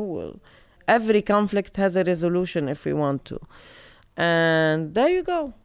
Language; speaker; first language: English; non-native, fluent; Arabic